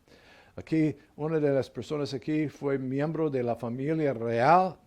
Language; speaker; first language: Spanish; non-native, fluent; English